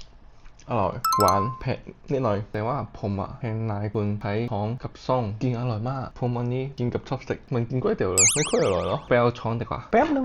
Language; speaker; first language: Thai; non-native, learner; English